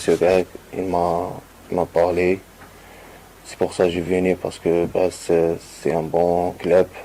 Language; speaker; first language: French; non-native, learner; Arabic